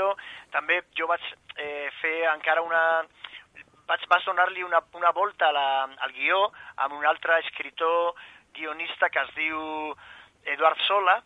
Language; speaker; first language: Catalan; non-native, fluent; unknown